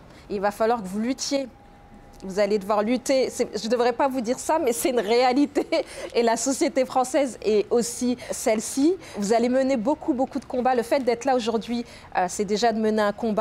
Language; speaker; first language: French; native; French